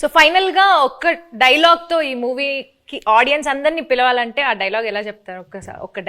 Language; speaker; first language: Telugu; native; Telugu